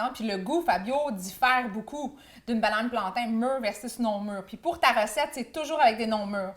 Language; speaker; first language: French; native; French